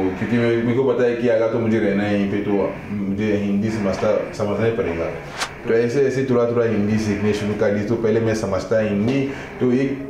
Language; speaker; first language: Hindi; non-native, fluent; Igbo